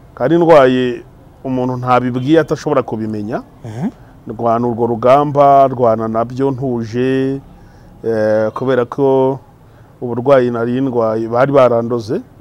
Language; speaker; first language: Kinyarwanda; native; Kinyarwanda